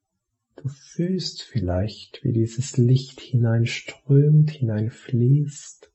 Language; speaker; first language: German; native; German